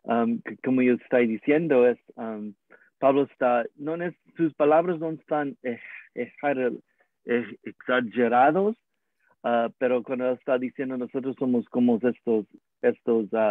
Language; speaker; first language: Spanish; non-native, learner; English